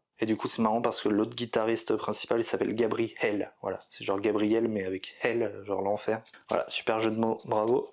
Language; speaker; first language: French; native; French